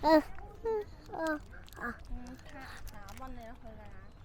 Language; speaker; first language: Cantonese; native; Cantonese